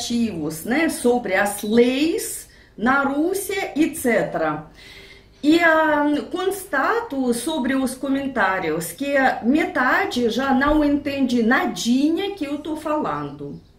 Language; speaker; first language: Portuguese; non-native, fluent; Russian